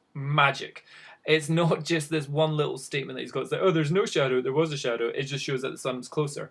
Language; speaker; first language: English; native; English